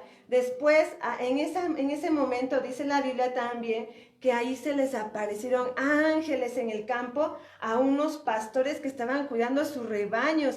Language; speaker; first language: Spanish; native; Spanish